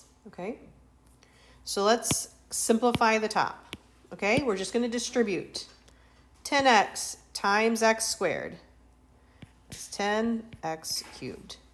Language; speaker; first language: English; native; English